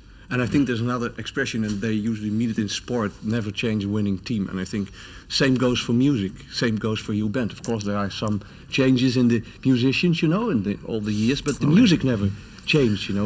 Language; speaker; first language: English; non-native, fluent; Dutch